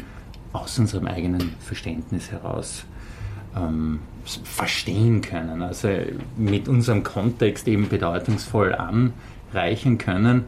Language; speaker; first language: German; native; German